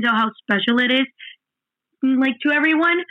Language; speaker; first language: English; non-native, fluent; Spanish